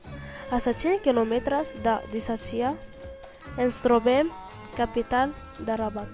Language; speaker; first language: Catalan; early bilingual, other home language; Arabic